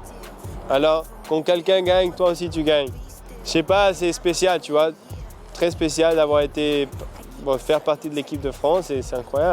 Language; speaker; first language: French; early bilingual, heritage; French